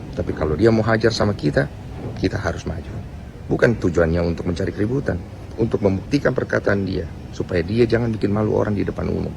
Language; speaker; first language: Indonesian; native; Indonesian